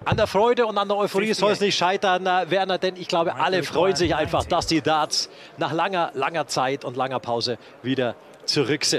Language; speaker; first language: German; native; German